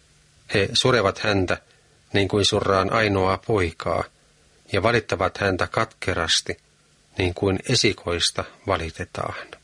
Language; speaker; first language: Finnish; native; Finnish